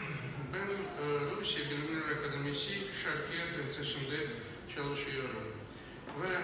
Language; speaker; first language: Turkish; non-native, fluent; Russian